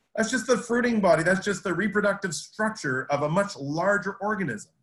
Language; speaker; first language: English; native; English